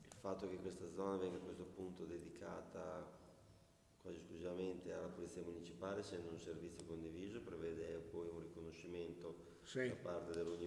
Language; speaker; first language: Italian; native; Italian